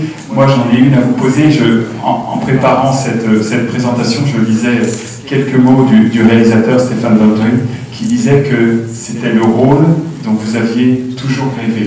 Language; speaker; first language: French; native; French